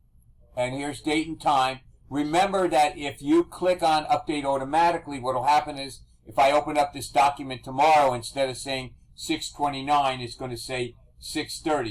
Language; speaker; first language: English; native; English